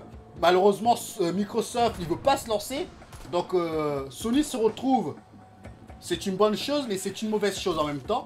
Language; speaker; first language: French; native; French